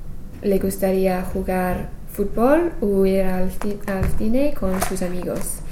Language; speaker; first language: Spanish; non-native, learner; English